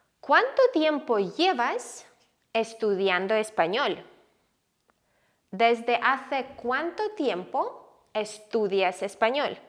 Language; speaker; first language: Spanish; non-native, fluent; Ukrainian